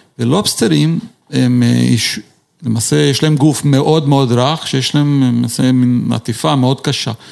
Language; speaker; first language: Hebrew; non-native, fluent; Portuguese